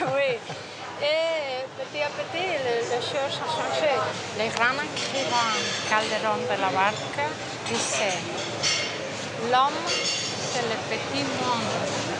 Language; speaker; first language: French; non-native, fluent; Spanish